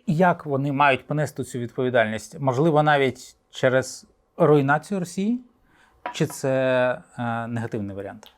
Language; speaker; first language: Ukrainian; native; Ukrainian